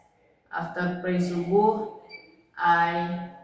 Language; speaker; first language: English; non-native, learner; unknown